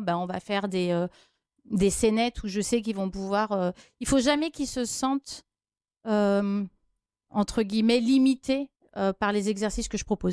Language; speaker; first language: French; native; French